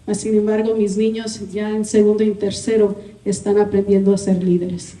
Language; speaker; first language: Spanish; early bilingual, heritage; Spanish